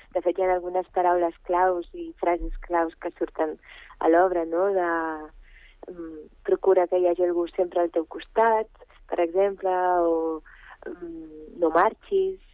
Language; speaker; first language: Catalan; early bilingual, other home language; Bulgarian